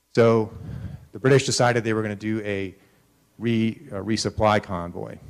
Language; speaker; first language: English; native; English